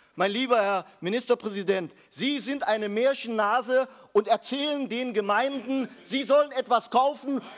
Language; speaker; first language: German; native; German